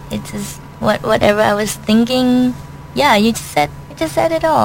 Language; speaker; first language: English; non-native, fluent; Thai